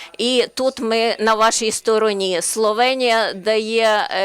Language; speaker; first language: Ukrainian; non-native, learner; Slovenian